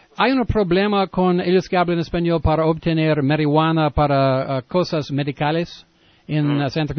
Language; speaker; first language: Spanish; non-native, learner; English